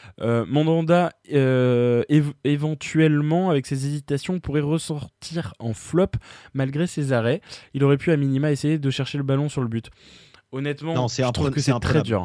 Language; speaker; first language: French; native; French